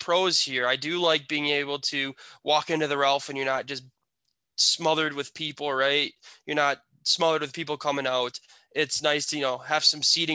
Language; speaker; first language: English; native; English